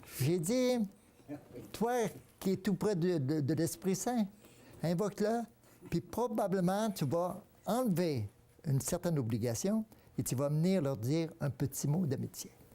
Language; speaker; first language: French; native; French